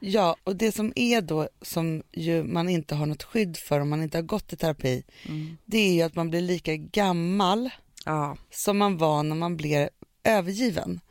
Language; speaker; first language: Swedish; native; Swedish